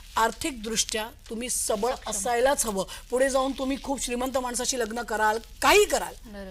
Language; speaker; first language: Marathi; native; Marathi